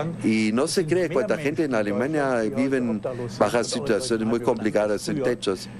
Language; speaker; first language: Spanish; non-native, fluent; German